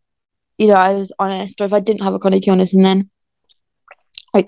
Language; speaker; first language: English; native; English